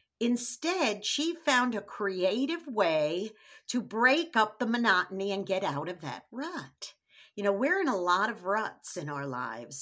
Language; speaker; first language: English; native; English